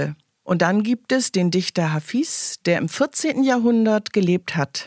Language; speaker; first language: German; native; German